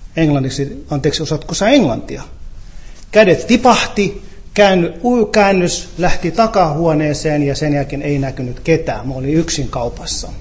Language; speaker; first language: Finnish; non-native, fluent; Arabic